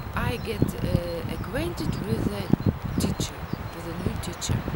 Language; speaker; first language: English; non-native, fluent; Russian